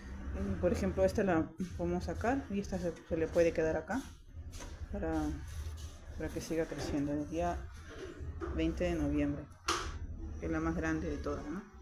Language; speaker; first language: Spanish; native; Spanish